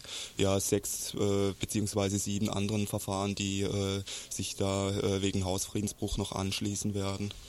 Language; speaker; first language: German; native; German